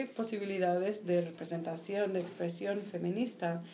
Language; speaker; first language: Spanish; non-native, fluent; English